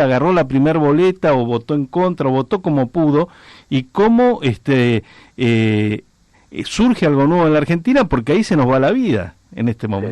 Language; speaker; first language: Spanish; native; Spanish